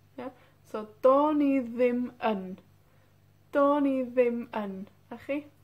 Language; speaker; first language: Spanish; non-native, fluent; Welsh